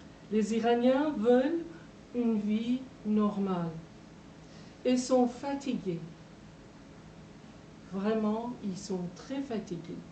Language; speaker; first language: French; non-native, fluent; Persian